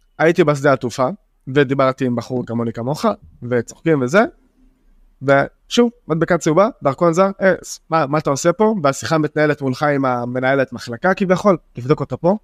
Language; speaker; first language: Hebrew; non-native, local second language; Arabic